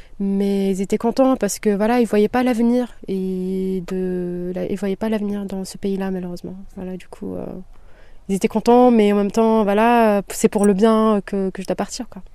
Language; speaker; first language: French; non-native, local second language; Kabyle